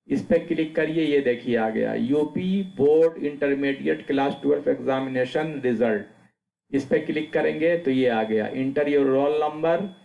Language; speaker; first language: Hindi; native; Hindi